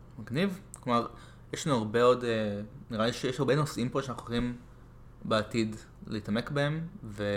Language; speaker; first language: Hebrew; non-native, fluent; English